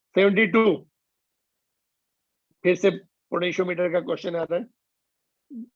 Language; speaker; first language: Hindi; non-native, local second language; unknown